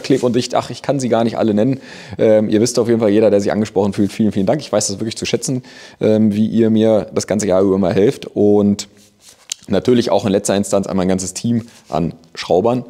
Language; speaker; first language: German; native; German